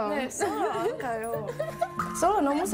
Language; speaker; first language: Korean; non-native, learner; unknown